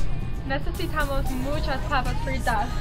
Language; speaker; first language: Spanish; non-native, learner; English